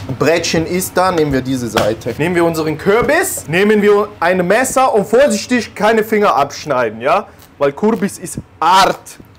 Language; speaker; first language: German; early bilingual, other home language; Italian